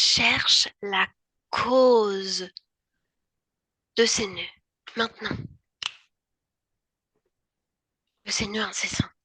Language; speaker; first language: French; native; French